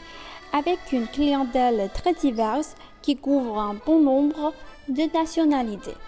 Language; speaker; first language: French; non-native, fluent; Chinese